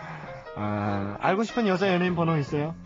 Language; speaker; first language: Korean; native; Korean